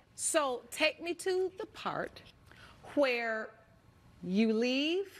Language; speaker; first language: English; native; English